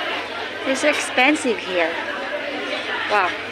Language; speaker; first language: English; non-native, local second language; Filipino